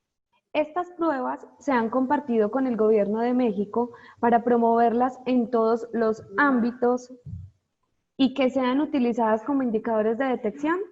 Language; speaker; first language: Spanish; native; Spanish